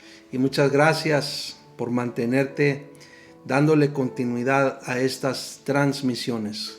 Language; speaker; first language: Spanish; native; Spanish